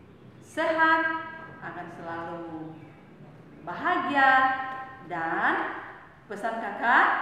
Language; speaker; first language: Indonesian; native; Indonesian